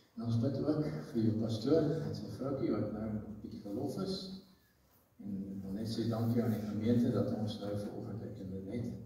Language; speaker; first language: Afrikaans; non-native, local second language; English